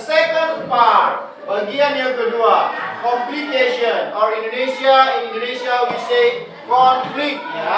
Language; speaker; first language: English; non-native, fluent; Indonesian